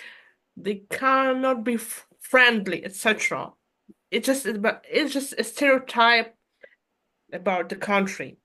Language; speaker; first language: English; non-native, fluent; Russian